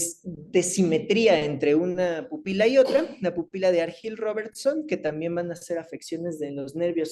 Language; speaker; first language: Spanish; native; Spanish